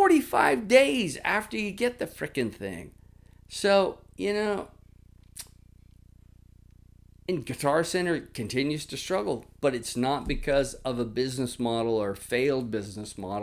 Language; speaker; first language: English; native; English